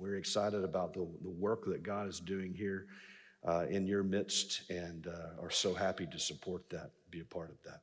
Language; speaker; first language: English; native; English